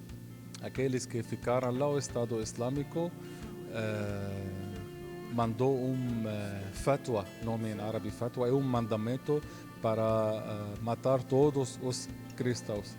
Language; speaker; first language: Portuguese; non-native, fluent; Arabic